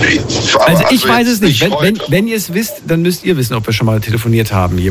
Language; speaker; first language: German; native; German